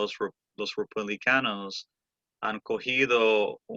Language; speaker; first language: Spanish; early bilingual, heritage; English